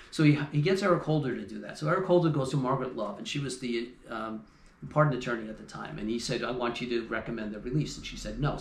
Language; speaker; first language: English; native; English